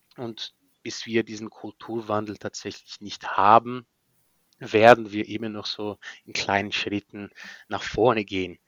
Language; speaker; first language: German; non-native, fluent; Portuguese